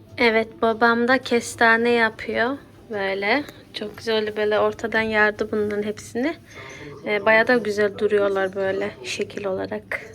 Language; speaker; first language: Turkish; early bilingual, heritage; Turkish